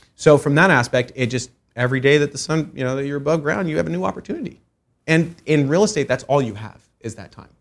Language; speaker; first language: English; early bilingual, other home language; Persian